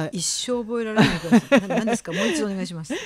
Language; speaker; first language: Japanese; native; Japanese